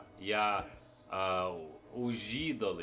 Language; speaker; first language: Russian; non-native, learner; English